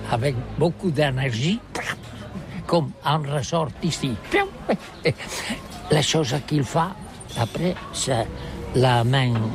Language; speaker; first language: French; non-native, learner; Catalan